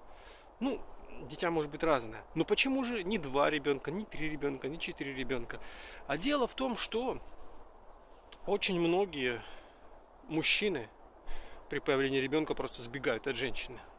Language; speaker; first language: Russian; native; Russian